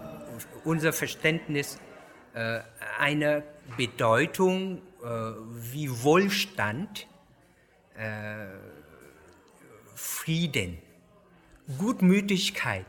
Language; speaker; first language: German; non-native, fluent; Vietnamese